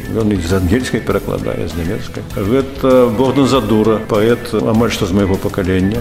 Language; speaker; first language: Belarusian; native; Belarusian